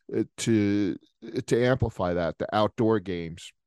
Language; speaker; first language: English; native; English